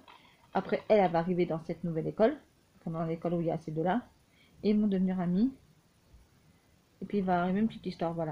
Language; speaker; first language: French; native; French